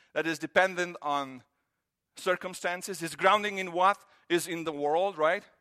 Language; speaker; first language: English; non-native, fluent; Romanian